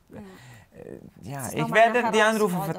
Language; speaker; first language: German; non-native, fluent; Hungarian